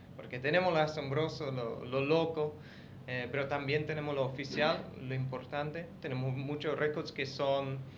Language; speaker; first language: Spanish; non-native, fluent; English